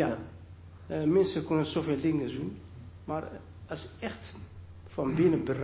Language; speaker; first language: Dutch; non-native, learner; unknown